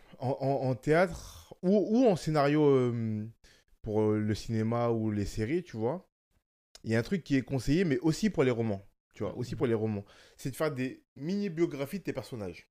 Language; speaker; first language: French; native; French